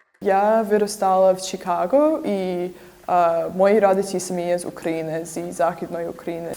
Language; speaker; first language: Ukrainian; early bilingual, heritage; Ukrainian